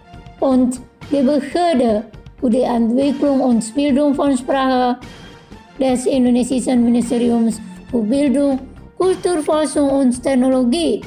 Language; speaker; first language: German; non-native, fluent; Indonesian